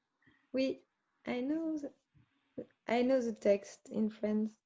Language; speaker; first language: English; non-native, learner; French